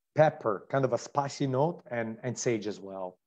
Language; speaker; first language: English; non-native, fluent; Italian